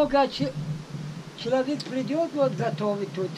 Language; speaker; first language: Russian; non-native, local second language; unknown